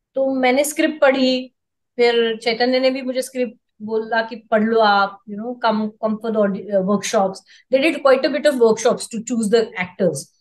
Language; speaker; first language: Hindi; non-native, local second language; Marathi